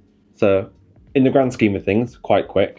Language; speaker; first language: English; native; English